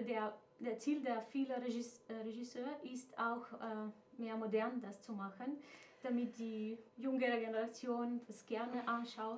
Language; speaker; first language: German; non-native, fluent; Macedonian